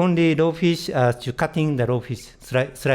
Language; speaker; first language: English; non-native, learner; Japanese